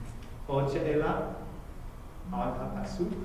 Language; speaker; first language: Hebrew; non-native, fluent; English